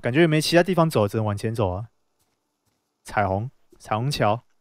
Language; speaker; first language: Chinese; native; Chinese